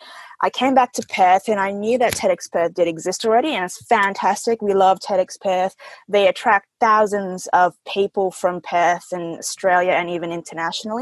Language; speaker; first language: English; early bilingual, other home language; Indonesian